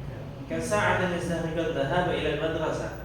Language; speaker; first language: Arabic; non-native, learner; Indonesian